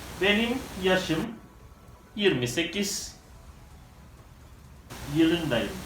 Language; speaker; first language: Turkish; non-native, fluent; Indonesian